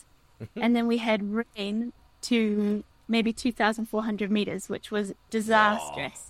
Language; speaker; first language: English; native; English